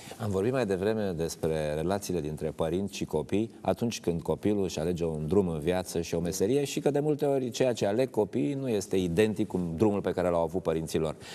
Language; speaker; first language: Romanian; native; Romanian